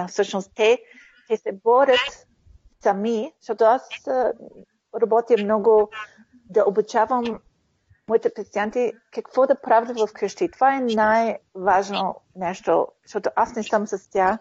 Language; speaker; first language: Bulgarian; early bilingual, heritage; Bulgarian